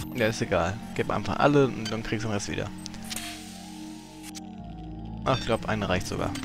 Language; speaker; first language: German; native; German